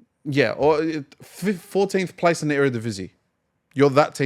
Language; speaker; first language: English; native; English